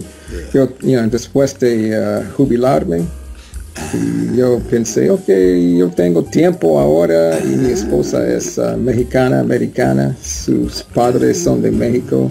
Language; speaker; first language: Spanish; non-native, learner; English